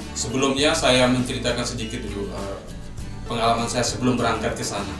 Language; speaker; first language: Indonesian; native; Indonesian